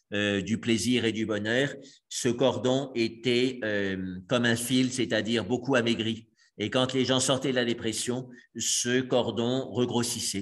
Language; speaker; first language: French; native; French